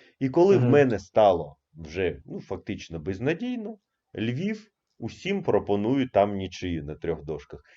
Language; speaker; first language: Ukrainian; native; Ukrainian